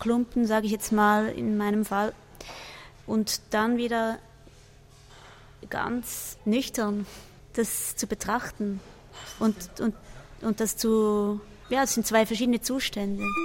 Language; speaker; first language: German; native; German